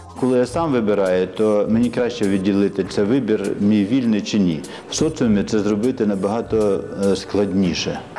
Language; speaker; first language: Ukrainian; non-native, local second language; Russian